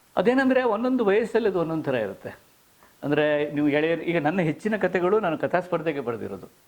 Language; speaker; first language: Kannada; native; Kannada